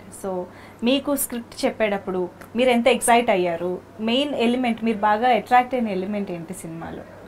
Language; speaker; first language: Telugu; native; Telugu